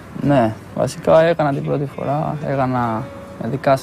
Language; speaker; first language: Greek; non-native, fluent; Albanian